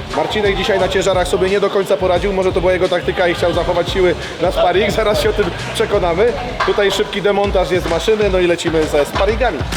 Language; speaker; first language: Polish; native; Polish